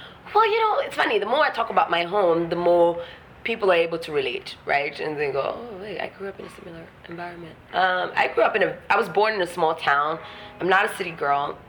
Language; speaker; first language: English; non-native, local second language; Ewe